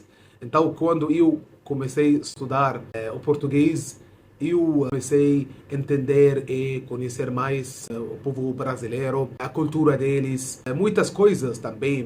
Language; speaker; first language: Portuguese; non-native, fluent; Arabic